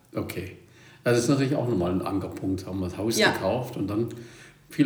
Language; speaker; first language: German; native; German